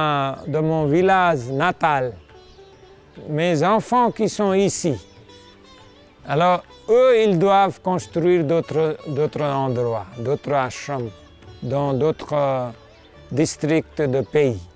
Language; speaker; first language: French; non-native, fluent; Nepali